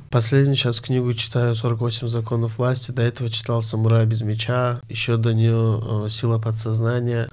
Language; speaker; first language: Russian; early bilingual, other home language; Azerbaijani